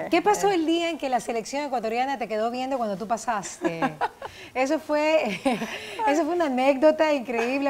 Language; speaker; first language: Spanish; native; Spanish